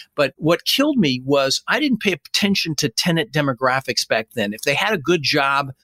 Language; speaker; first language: English; early bilingual, other home language; Dutch